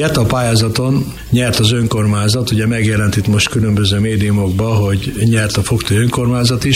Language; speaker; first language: Hungarian; native; Hungarian